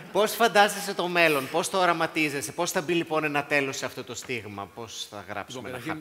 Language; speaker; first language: Greek; native; Greek